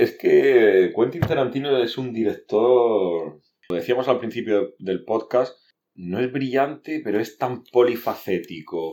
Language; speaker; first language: Spanish; native; Spanish